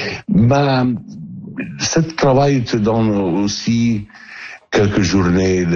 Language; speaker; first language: French; non-native, learner; Italian